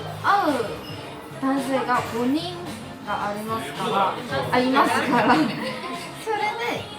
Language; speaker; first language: Japanese; non-native, learner; Korean